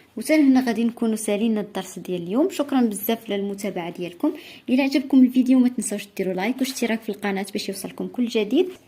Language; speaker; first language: Arabic; native; Arabic